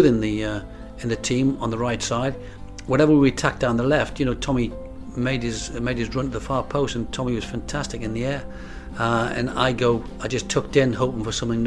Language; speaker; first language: English; native; English